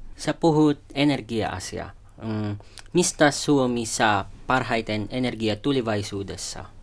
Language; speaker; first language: Finnish; non-native, learner; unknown